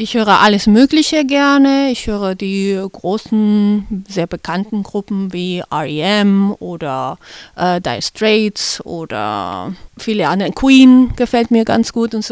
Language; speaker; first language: German; non-native, fluent; Spanish